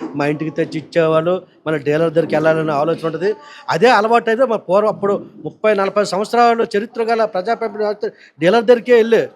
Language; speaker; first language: Telugu; native; Telugu